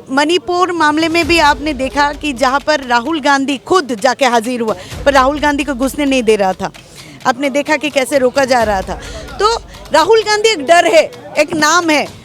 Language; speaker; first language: Hindi; non-native, local second language; Bangla